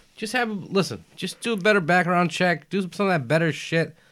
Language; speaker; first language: English; early bilingual, other home language; Albanian